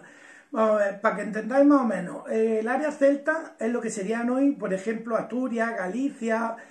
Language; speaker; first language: Spanish; native; Spanish